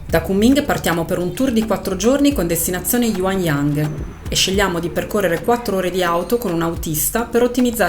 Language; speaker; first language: Italian; native; Italian